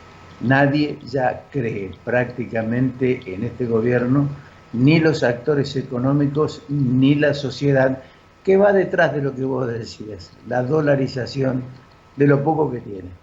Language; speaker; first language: Spanish; native; Spanish